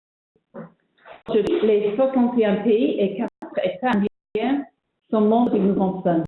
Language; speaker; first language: French; non-native, fluent; English